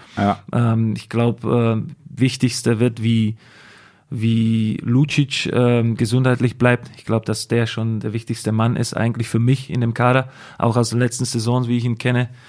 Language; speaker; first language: German; non-native, fluent; Slovak